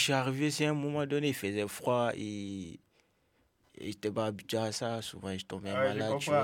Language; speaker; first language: French; non-native, local second language; Dyula